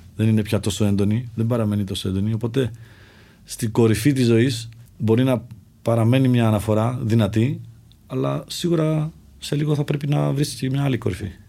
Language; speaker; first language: Greek; early bilingual, other home language; Czech